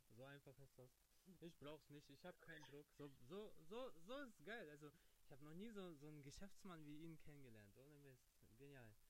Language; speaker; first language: German; early bilingual, other home language; Russian